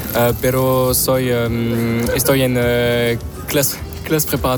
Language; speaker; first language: Spanish; non-native, learner; French